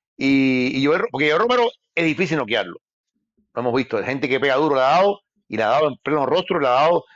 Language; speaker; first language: Spanish; native; Spanish